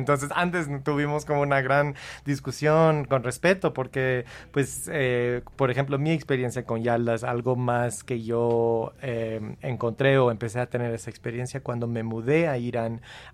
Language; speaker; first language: Spanish; early bilingual, heritage; Spanish